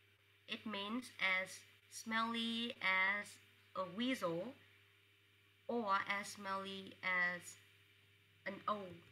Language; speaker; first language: English; non-native, fluent; Vietnamese